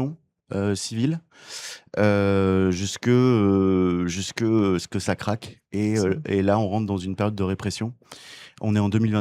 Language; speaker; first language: French; native; French